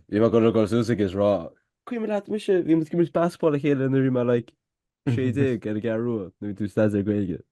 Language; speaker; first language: Irish; native; Irish